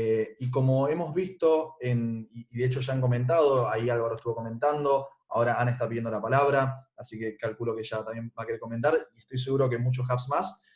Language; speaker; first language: Spanish; native; Spanish